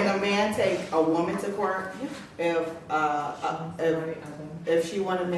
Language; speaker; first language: English; native; English